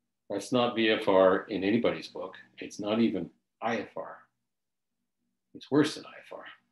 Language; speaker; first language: English; native; English